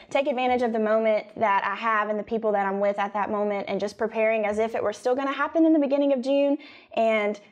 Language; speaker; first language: English; native; English